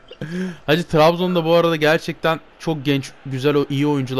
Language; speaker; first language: Turkish; native; Turkish